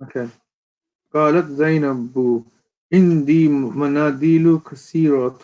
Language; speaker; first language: Arabic; non-native, learner; English